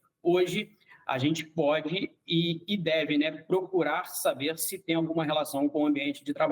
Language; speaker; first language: Portuguese; native; Portuguese